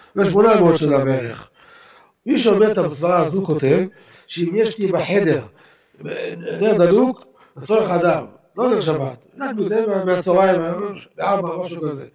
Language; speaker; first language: Hebrew; native; Hebrew